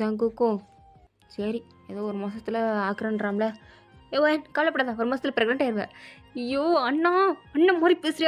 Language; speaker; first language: Tamil; native; Tamil